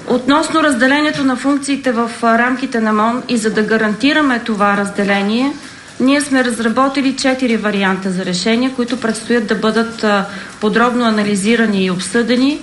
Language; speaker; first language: Bulgarian; native; Bulgarian